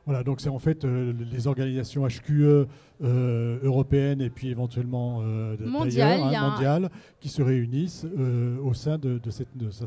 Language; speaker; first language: French; native; French